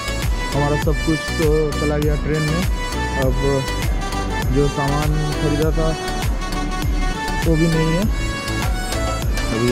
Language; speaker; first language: Hindi; non-native, local second language; Bangla